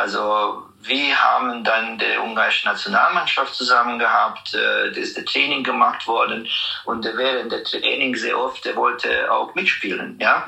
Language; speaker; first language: German; non-native, fluent; Hungarian